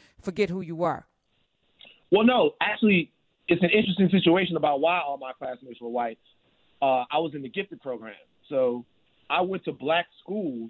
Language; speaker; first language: English; native; English